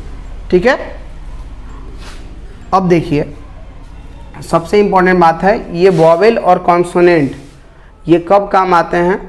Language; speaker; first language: Hindi; native; Hindi